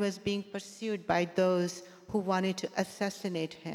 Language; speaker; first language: English; non-native, local second language; Punjabi